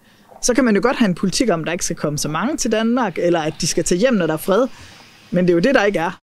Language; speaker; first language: Danish; native; Danish